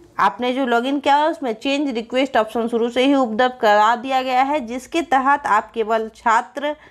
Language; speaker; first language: Hindi; native; Hindi